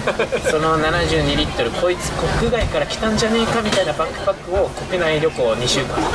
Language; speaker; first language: Japanese; native; Japanese